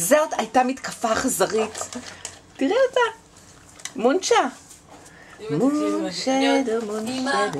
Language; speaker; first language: Hebrew; native; Hebrew